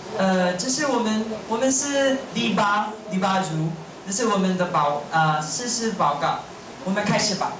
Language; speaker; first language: Chinese; non-native, learner; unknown